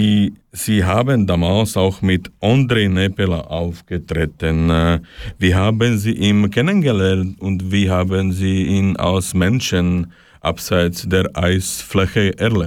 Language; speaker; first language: German; non-native, learner; Slovak